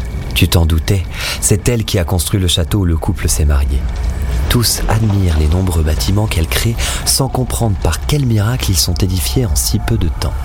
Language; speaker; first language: French; native; French